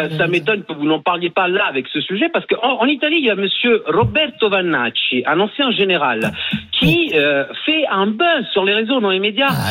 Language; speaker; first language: French; early bilingual, other home language; Italian